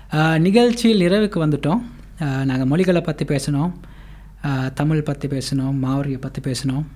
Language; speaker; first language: Tamil; non-native, local second language; Sinhala